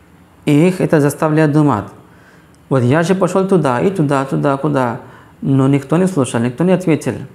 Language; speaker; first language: Russian; non-native, fluent; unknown